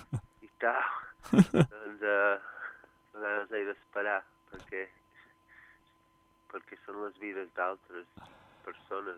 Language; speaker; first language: Catalan; early bilingual, heritage; Catalan